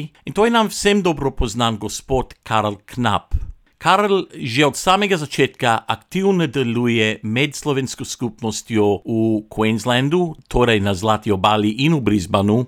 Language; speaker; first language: Slovenian; non-native, local second language; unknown